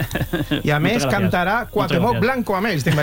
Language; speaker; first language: Catalan; native; Catalan